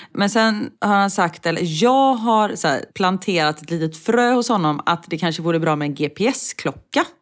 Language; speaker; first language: Swedish; native; Swedish